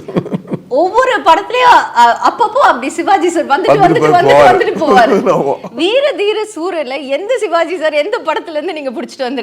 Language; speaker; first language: Tamil; native; Tamil